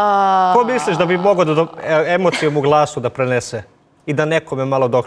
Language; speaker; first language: Serbian; native; Serbian